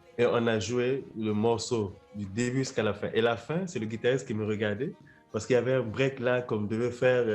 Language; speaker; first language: French; non-native, local second language; Lingala